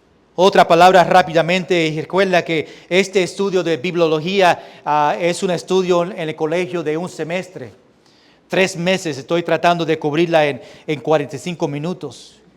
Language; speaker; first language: Spanish; early bilingual, heritage; Spanish